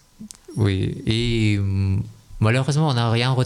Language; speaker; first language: French; non-native, fluent; Russian